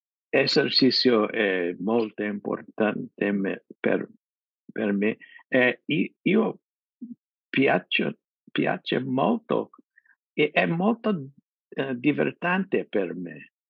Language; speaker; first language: Italian; non-native, learner; English